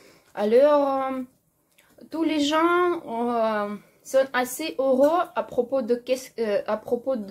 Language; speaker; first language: French; non-native, learner; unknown